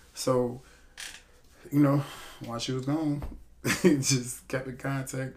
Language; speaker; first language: English; native; English